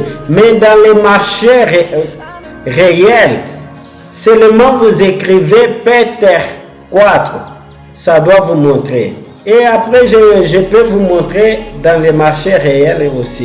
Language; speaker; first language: French; non-native, fluent; Portuguese